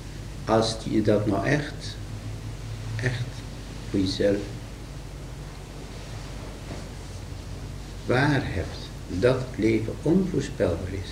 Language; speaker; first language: Dutch; native; Dutch